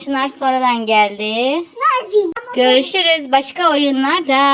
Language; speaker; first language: Turkish; native; Turkish